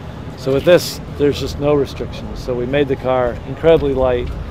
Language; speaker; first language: English; native; English